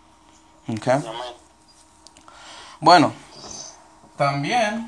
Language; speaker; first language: Spanish; non-native, fluent; English